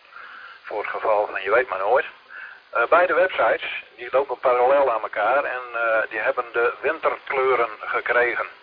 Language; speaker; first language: Dutch; native; Dutch